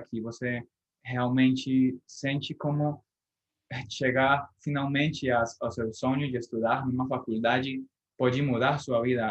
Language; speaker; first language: Portuguese; non-native, fluent; Spanish